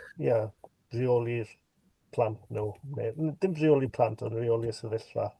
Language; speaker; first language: Welsh; native; Welsh